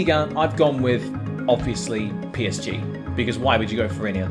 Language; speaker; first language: English; native; English